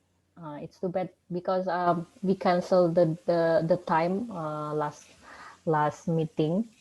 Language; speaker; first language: English; non-native, learner; Indonesian